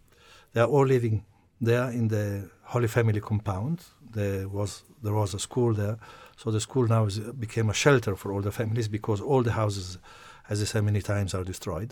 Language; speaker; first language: English; non-native, fluent; Italian